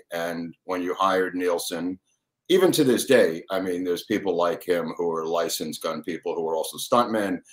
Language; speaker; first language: English; native; English